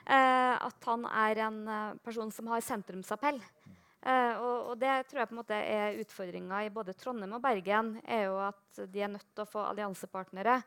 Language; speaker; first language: Norwegian; native; Norwegian